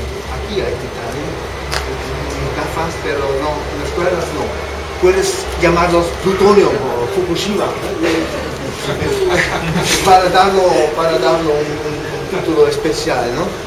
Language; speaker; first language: Spanish; non-native, fluent; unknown